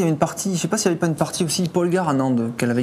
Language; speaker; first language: French; native; French